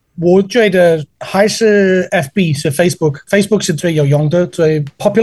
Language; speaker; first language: Chinese; non-native, learner; English